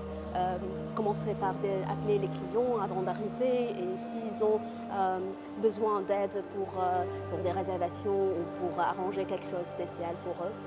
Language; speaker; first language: French; non-native, learner; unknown